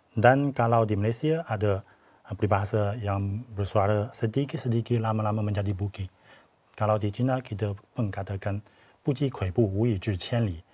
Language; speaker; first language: Malay; non-native, fluent; Chinese